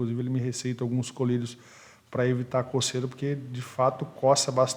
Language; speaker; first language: Portuguese; native; Portuguese